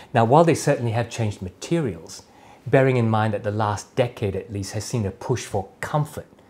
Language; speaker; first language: English; native; English